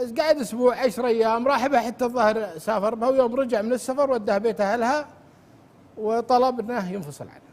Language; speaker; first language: Arabic; native; Arabic